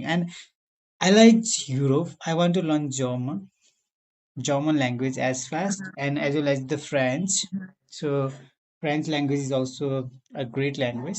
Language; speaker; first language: English; non-native, learner; Nepali